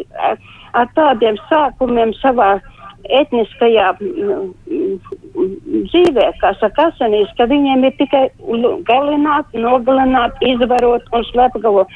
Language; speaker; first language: Latvian; native; Latvian